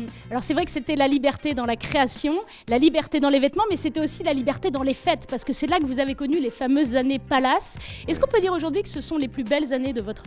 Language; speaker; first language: French; native; French